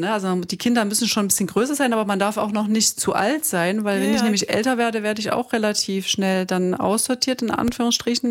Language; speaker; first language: German; native; German